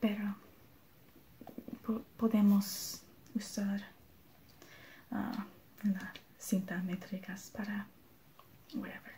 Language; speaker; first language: Spanish; non-native, learner; English